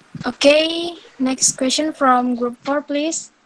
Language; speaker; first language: English; non-native, learner; Indonesian